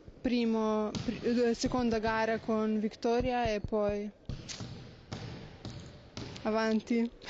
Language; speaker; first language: Italian; non-native, learner; Slovenian